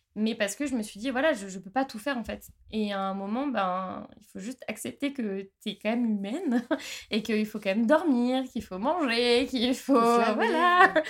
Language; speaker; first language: French; native; French